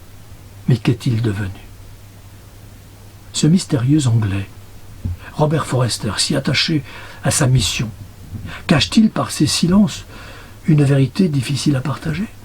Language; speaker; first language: French; native; French